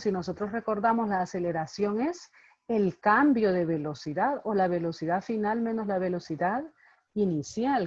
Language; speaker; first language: Spanish; native; Spanish